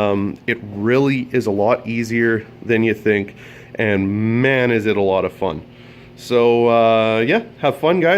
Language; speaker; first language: English; native; English